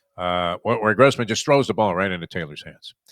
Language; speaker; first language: English; native; English